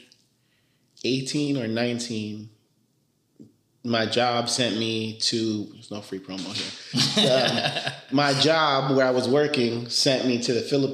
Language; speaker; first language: English; early bilingual, other home language; Spanish